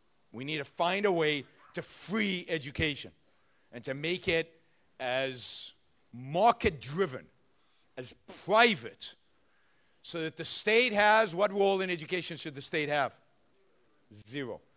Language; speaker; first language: English; non-native, fluent; Hebrew